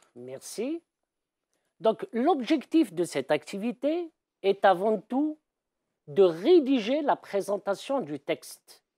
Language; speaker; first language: French; non-native, local second language; Arabic